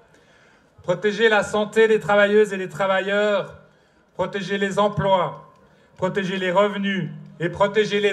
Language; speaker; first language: French; native; French